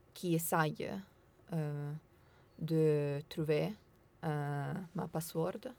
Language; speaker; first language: French; non-native, learner; Italian